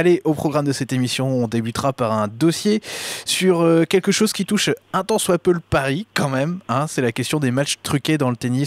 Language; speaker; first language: French; native; French